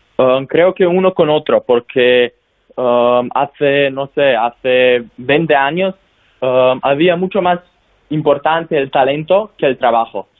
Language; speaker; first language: Spanish; non-native, fluent; Slovenian